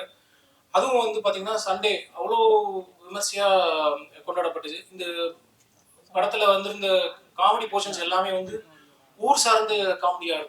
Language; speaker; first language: Tamil; native; Tamil